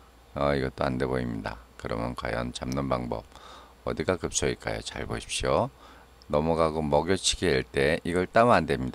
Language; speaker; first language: Korean; native; Korean